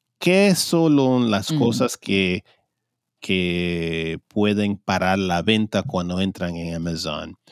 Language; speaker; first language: Spanish; early bilingual, heritage; Spanish